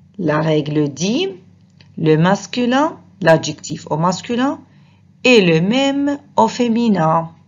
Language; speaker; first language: French; non-native, fluent; Arabic